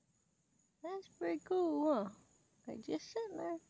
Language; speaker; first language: English; native; English